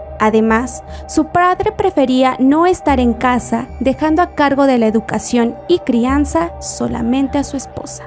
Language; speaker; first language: Spanish; native; Spanish